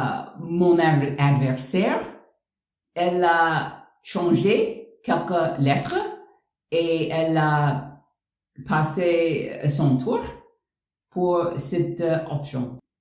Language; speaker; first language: French; non-native, learner; English